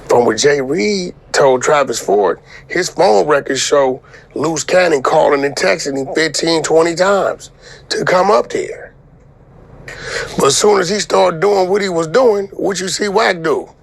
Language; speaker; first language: English; native; English